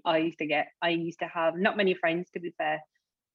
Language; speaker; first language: English; native; English